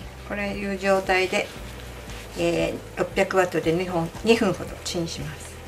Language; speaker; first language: Japanese; native; Japanese